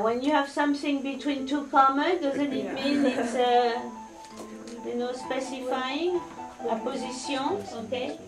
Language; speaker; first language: English; non-native, fluent; French